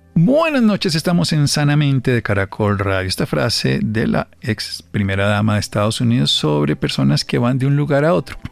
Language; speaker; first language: Spanish; native; Spanish